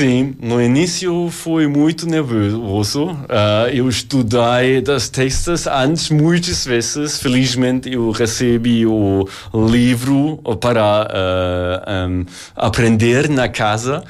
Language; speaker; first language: Portuguese; non-native, learner; German